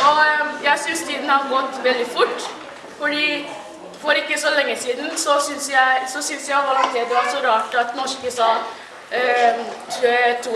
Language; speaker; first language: Norwegian; early bilingual, other home language; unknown